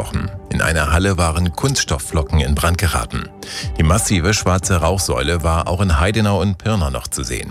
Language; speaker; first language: German; native; German